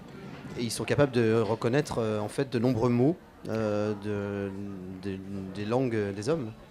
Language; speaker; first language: French; native; French